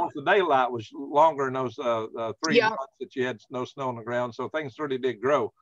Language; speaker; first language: English; native; English